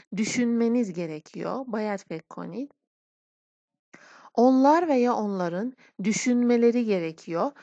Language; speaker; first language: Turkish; non-native, fluent; Persian